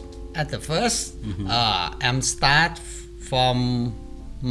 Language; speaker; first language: English; non-native, learner; Thai